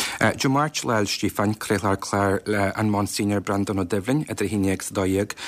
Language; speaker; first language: Irish; native; Irish